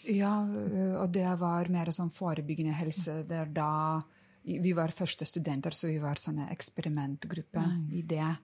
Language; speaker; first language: Norwegian; non-native, fluent; Lithuanian